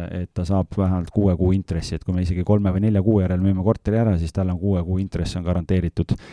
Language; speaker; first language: Estonian; native; Estonian